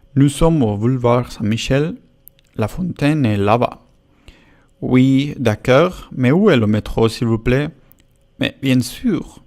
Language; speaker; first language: French; non-native, learner; Spanish